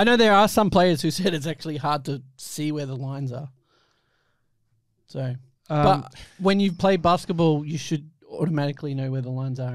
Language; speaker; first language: English; native; English